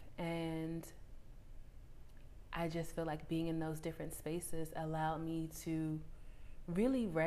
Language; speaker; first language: English; native; English